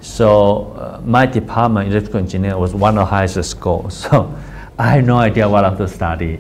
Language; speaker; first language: English; non-native, fluent; Chinese